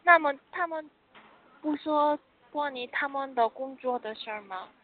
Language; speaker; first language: Chinese; non-native, learner; Korean